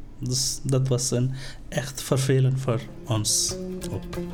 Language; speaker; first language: Dutch; non-native, learner; Nepali